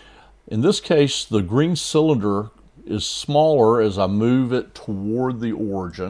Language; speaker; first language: English; native; English